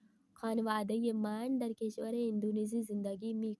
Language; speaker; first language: Persian; non-native, fluent; Urdu